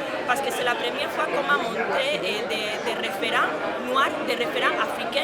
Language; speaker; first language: French; non-native, fluent; Spanish